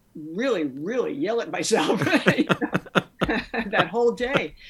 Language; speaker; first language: English; native; English